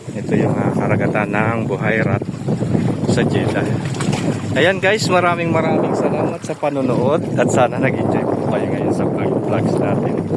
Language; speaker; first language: Filipino; non-native, local second language; Pampanga